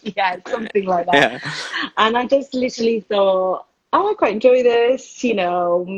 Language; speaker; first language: English; early bilingual, other home language; Spanish